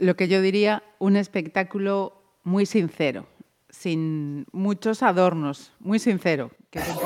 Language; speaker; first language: Spanish; native; Spanish